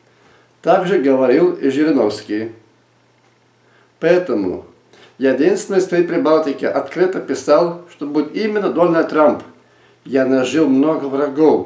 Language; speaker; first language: Russian; non-native, local second language; Lithuanian